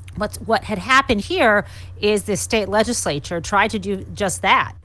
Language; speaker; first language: English; native; English